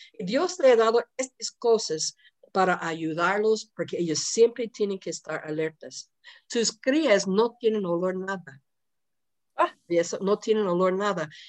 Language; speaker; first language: Spanish; non-native, fluent; English